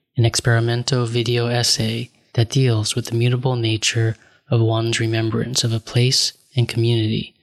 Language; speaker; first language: English; native; English